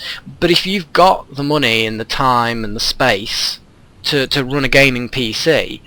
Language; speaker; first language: English; native; English